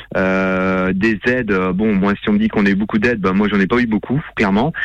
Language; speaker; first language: French; native; French